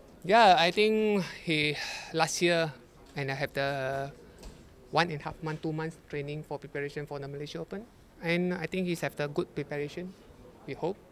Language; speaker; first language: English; non-native, learner; Malay